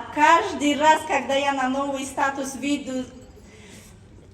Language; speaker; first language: Russian; non-native, fluent; Tajik